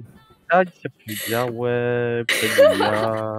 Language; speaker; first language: Polish; native; Polish